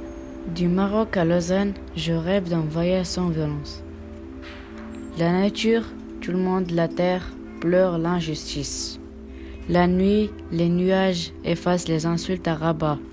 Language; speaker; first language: French; non-native, learner; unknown